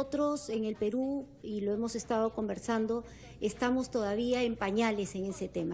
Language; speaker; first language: Spanish; native; Spanish